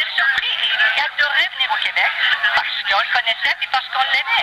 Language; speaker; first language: French; native; French